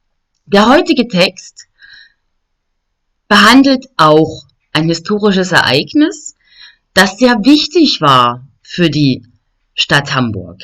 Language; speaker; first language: German; non-native, fluent; French